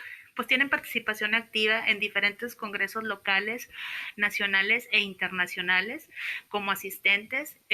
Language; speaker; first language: Spanish; native; Spanish